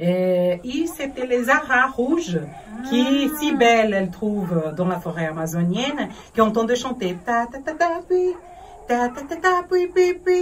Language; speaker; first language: French; non-native, fluent; Portuguese